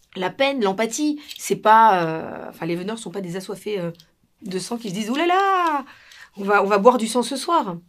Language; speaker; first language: French; non-native, fluent; Spanish